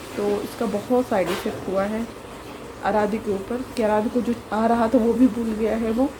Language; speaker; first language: Hindi; native; Hindi